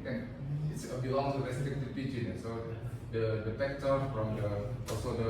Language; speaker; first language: English; non-native, fluent; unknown